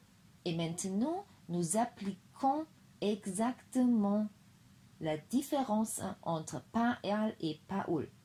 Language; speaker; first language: French; non-native, fluent; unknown